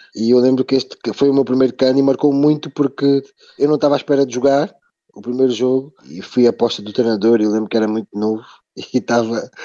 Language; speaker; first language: Portuguese; native; Portuguese